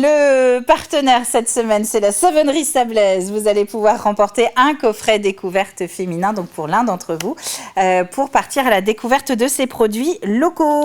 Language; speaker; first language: French; native; French